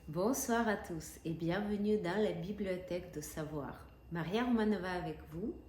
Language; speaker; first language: French; non-native, fluent; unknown